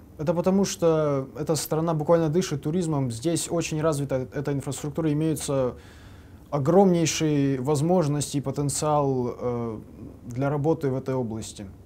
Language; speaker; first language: Russian; native; Russian